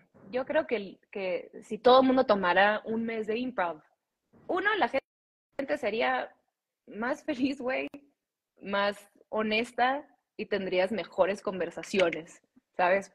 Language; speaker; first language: Spanish; early bilingual, heritage; Spanish